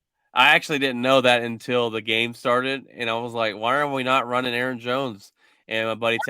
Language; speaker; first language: English; native; English